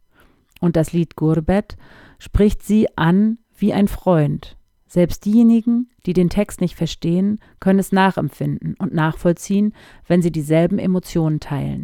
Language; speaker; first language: German; native; German